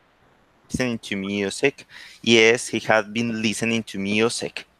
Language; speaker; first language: English; non-native, learner; Spanish